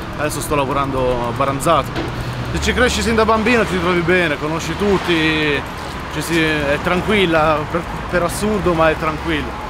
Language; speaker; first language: Italian; native; Italian